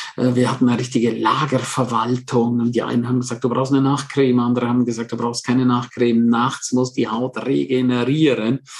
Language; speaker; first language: German; non-native, local second language; Romansh